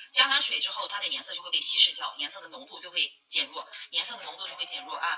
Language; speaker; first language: Chinese; native; Chinese